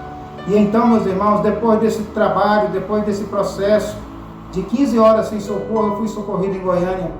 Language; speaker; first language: Portuguese; native; Portuguese